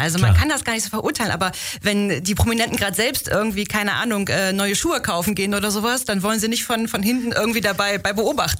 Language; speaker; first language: German; native; German